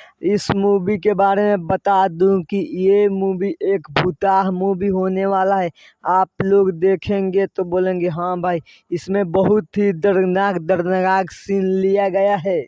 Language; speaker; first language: Hindi; non-native, local second language; Bhojpuri